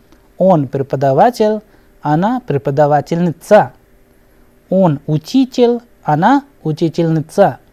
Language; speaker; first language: Russian; non-native, fluent; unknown